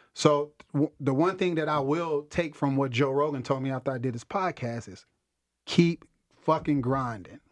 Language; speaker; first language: English; native; English